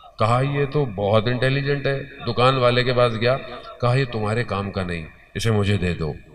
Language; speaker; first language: Urdu; early bilingual, heritage; Urdu